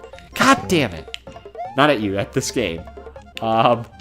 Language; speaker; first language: English; native; English